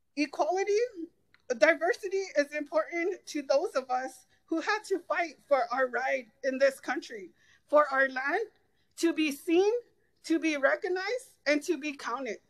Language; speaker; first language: English; native; English